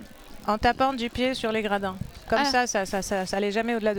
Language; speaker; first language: French; non-native, local second language; Arabic